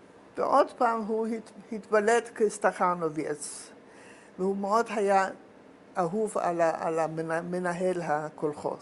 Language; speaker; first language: Hebrew; non-native, fluent; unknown